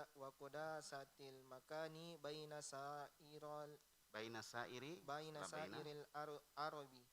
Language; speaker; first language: Arabic; non-native, learner; Indonesian